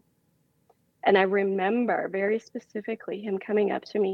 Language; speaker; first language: English; native; English